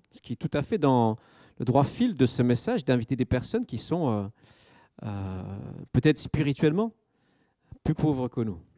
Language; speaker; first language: French; native; French